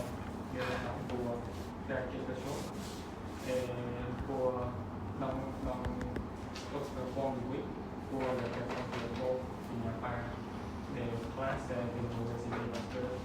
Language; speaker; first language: French; non-native, learner; Khmer